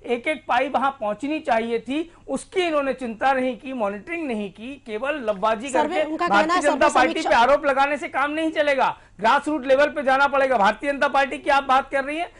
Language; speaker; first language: Hindi; native; Hindi